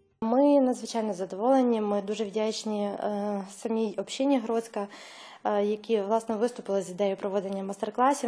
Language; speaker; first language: Ukrainian; native; Ukrainian